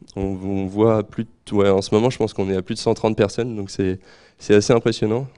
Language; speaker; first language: French; native; French